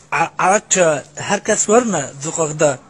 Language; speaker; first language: Turkish; non-native, learner; Arabic